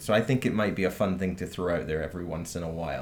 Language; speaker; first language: English; native; English